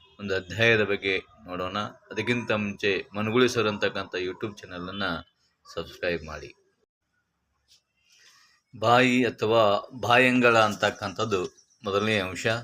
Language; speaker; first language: Kannada; native; Kannada